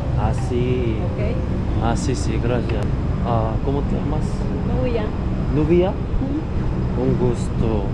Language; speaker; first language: Spanish; non-native, learner; Korean